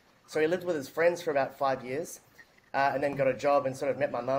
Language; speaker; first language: English; native; English